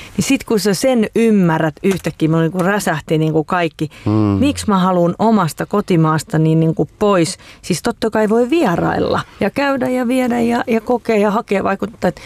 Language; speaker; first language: Finnish; native; Finnish